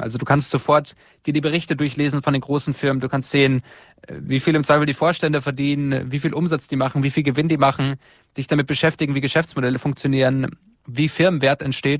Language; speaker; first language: German; native; German